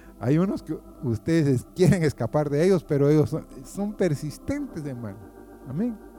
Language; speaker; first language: Spanish; native; Spanish